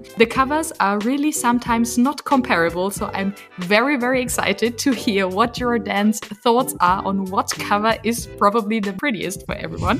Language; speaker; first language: English; non-native, fluent; German